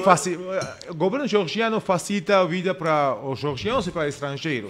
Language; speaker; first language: Portuguese; non-native, learner; Georgian